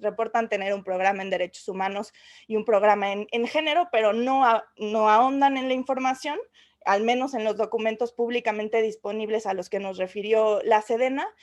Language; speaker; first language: Spanish; native; Spanish